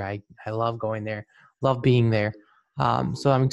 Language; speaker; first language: English; native; English